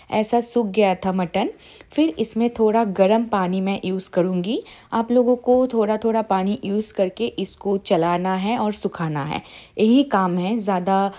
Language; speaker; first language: Hindi; non-native, local second language; Bangla